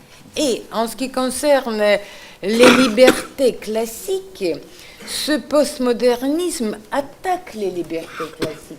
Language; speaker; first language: French; non-native, fluent; Russian